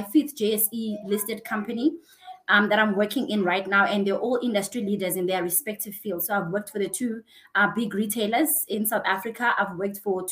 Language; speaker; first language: English; non-native, local second language; Xhosa